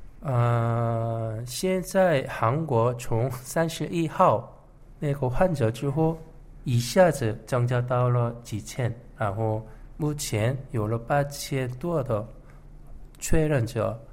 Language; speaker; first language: Chinese; non-native, fluent; Korean